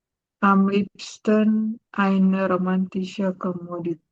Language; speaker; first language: German; non-native, learner; Indonesian